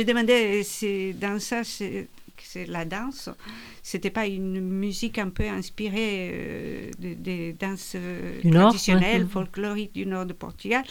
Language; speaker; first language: French; non-native, fluent; Portuguese